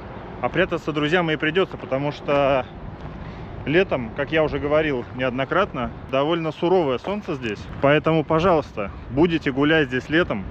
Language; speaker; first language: Russian; native; Russian